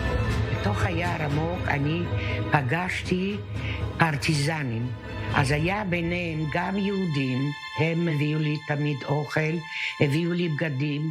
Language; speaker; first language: Hebrew; early bilingual, other home language; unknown